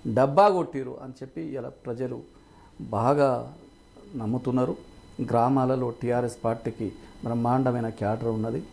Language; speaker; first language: Telugu; non-native, local second language; Lambadi